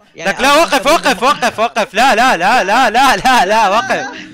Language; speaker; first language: Arabic; native; Arabic